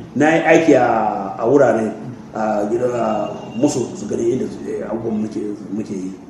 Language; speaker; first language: Hausa; non-native, local second language; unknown